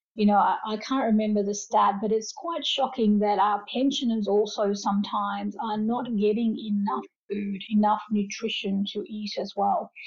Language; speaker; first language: English; early bilingual, other home language; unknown